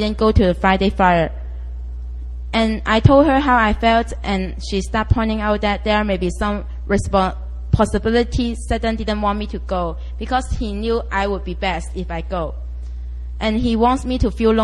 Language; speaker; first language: English; non-native, local second language; Cantonese